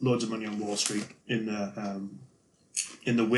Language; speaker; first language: English; native; English